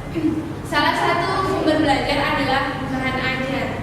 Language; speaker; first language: Indonesian; native; Indonesian